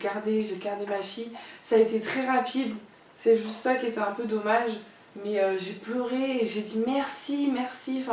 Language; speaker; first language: French; native; French